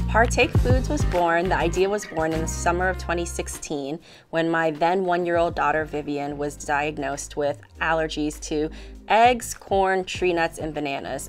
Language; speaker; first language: English; native; English